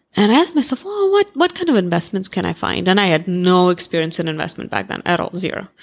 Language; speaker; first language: English; non-native, fluent; Russian